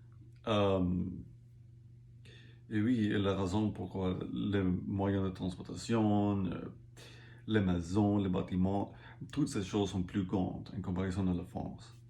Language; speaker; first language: French; non-native, learner; English